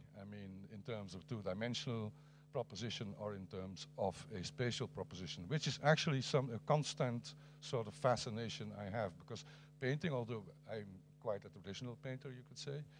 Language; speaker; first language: English; non-native, fluent; Dutch